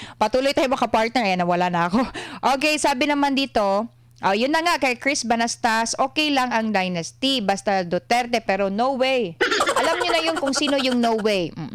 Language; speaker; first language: Filipino; non-native, local second language; Cebuano